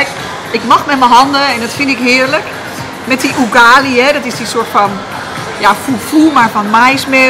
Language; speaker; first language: Dutch; native; Dutch